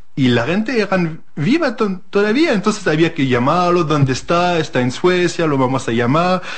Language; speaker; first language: Spanish; non-native, fluent; French